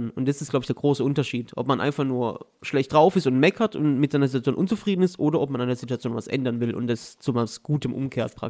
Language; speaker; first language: German; native; German